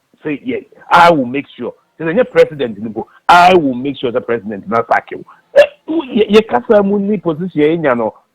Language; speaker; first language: English; non-native, local second language; Akan